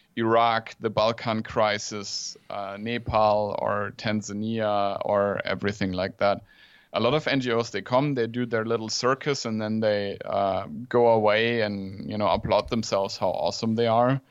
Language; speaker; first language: English; non-native, fluent; German